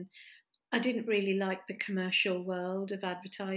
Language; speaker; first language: English; native; English